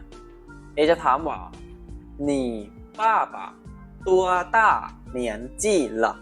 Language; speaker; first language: Chinese; non-native, fluent; Lao